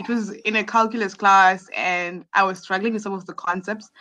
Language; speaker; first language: English; non-native, local second language; Shona